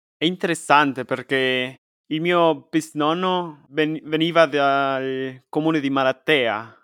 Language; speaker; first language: Italian; non-native, fluent; Spanish